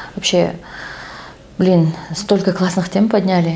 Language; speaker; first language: Russian; non-native, local second language; Kazakh